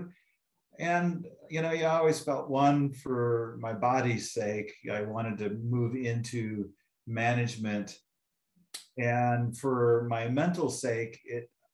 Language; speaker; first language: English; native; English